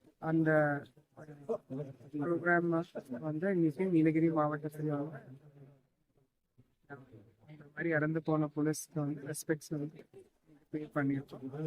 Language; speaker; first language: Tamil; native; Tamil